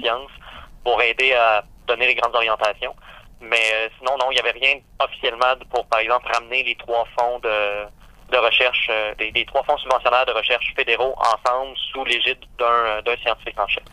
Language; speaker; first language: French; native; French